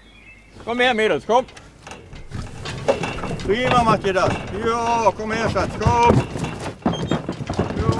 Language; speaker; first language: German; native; German